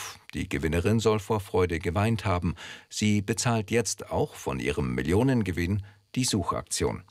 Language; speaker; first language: German; native; German